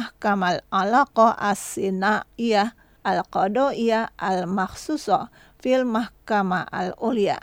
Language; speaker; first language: Arabic; non-native, fluent; Indonesian